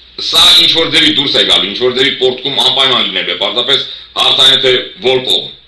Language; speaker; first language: Armenian; native; Armenian